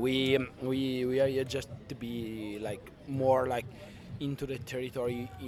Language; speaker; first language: English; non-native, learner; Italian